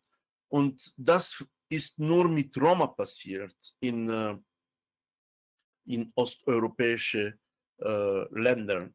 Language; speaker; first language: German; non-native, fluent; Romany